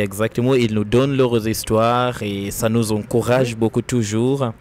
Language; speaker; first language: French; non-native, learner; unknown